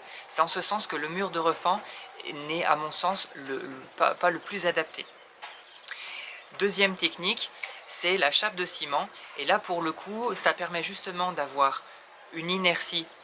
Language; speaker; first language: French; native; French